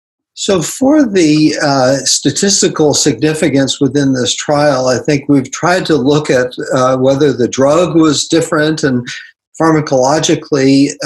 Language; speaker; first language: English; native; English